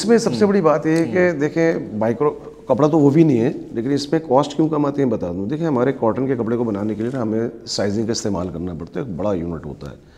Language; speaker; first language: Urdu; native; Urdu